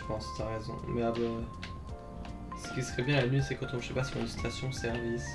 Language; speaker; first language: French; native; French